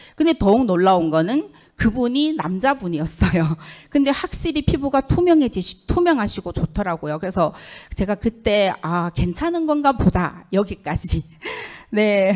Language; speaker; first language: Korean; native; Korean